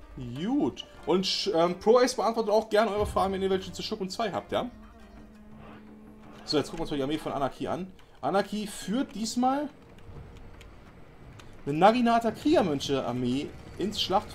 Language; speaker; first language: German; native; German